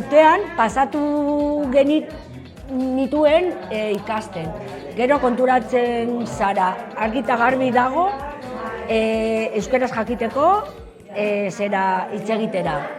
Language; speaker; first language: Basque; non-native, local second language; Spanish